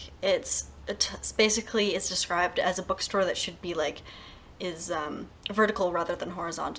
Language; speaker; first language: English; native; English